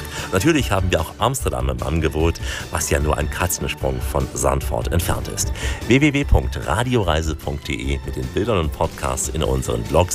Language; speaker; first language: German; native; German